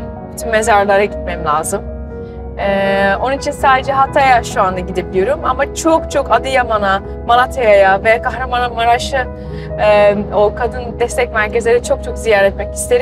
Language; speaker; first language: Turkish; early bilingual, heritage; Turkish